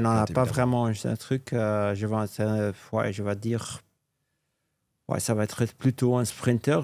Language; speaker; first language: French; non-native, local second language; Dutch